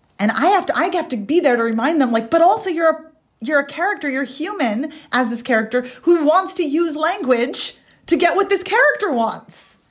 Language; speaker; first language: English; native; English